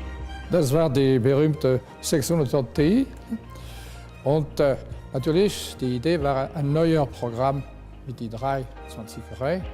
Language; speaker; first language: German; non-native, fluent; French